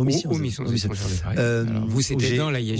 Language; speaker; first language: French; native; French